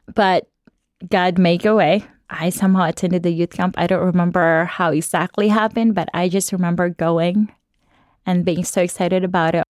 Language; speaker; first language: English; non-native, local second language; Cebuano